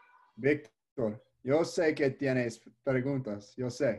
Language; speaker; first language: Spanish; early bilingual, heritage; English